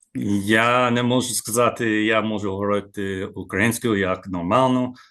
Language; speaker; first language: Ukrainian; non-native, learner; English